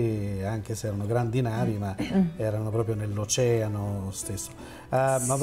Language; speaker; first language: Italian; native; Italian